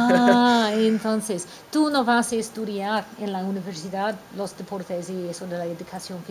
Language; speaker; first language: Spanish; non-native, fluent; English